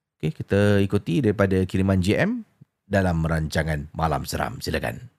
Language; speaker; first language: Malay; native; Malay